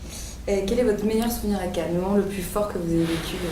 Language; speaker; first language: French; native; French